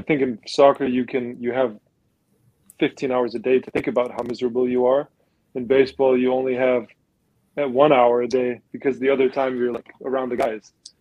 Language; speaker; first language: English; non-native, fluent; German